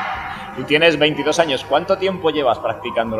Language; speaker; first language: Spanish; native; Spanish